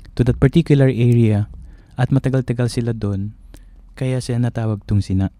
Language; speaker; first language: Filipino; non-native, local second language; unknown